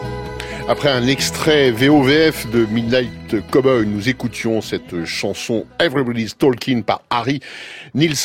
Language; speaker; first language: French; native; French